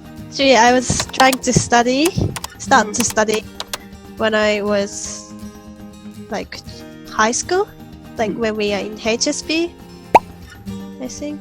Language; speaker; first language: English; non-native, fluent; Japanese